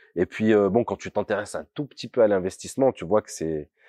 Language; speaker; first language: French; native; French